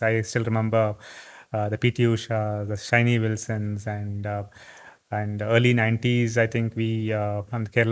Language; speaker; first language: English; non-native, local second language; Tamil